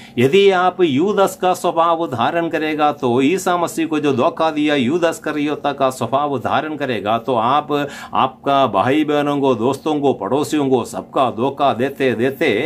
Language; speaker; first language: Hindi; non-native, local second language; Malayalam